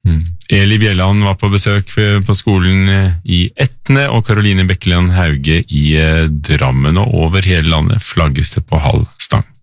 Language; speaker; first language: Norwegian; native; Norwegian